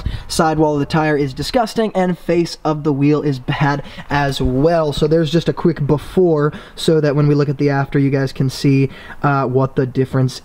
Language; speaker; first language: English; native; English